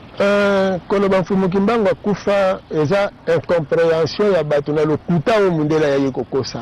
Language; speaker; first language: Lingala; non-native, local second language; Kongo